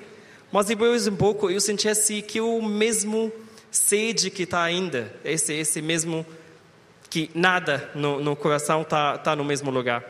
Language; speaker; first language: Portuguese; non-native, learner; Arabic